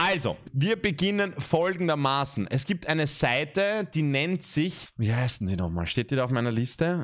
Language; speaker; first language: German; native; German